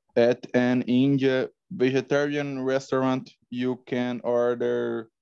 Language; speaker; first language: English; non-native, learner; Portuguese